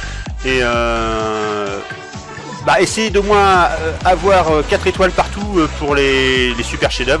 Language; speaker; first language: French; native; French